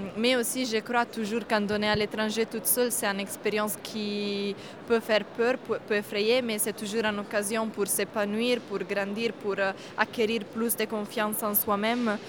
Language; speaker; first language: French; non-native, fluent; Italian